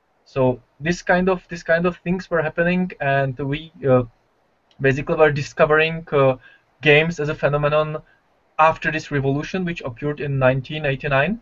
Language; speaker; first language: English; non-native, fluent; Czech